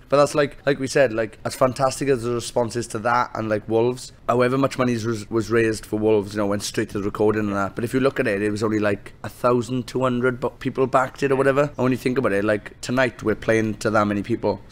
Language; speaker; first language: English; native; English